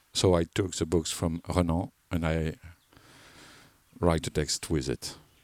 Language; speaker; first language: English; non-native, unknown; French